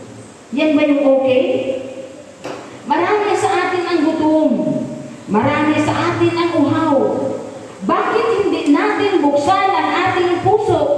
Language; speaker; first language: Filipino; native; Filipino